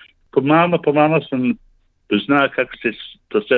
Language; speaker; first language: Slovenian; early bilingual, heritage; Slovenian